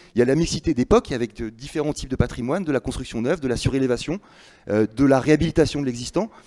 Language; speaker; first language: French; native; French